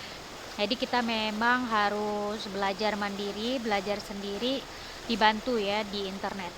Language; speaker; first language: Indonesian; native; Indonesian